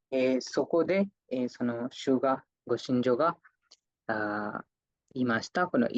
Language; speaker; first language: Japanese; non-native, fluent; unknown